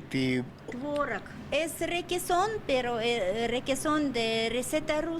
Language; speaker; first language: Spanish; non-native, learner; Russian